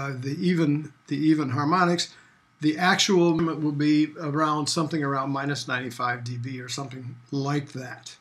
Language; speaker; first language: English; native; English